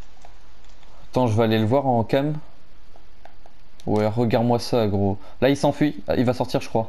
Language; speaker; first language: French; native; French